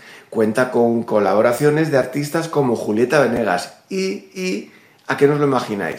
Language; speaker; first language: Spanish; native; Spanish